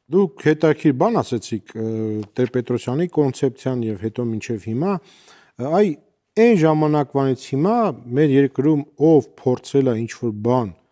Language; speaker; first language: Armenian; native; Armenian